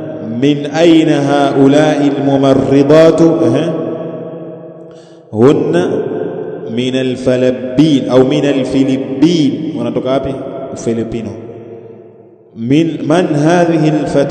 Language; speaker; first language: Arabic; non-native, fluent; Swahili